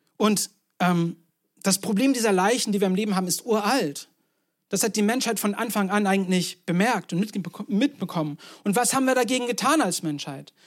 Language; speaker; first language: German; non-native, fluent; English